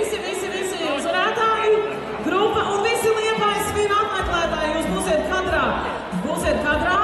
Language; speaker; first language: Latvian; native; Latvian